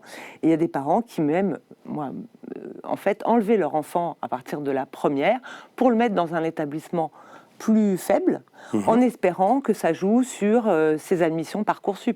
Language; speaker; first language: French; native; French